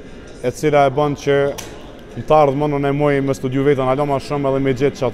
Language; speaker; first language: Albanian; native; Albanian